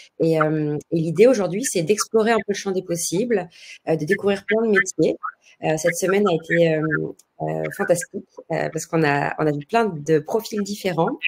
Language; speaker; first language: French; native; French